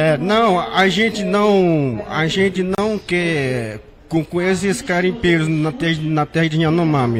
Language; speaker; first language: Portuguese; non-native, local second language; Yanomámi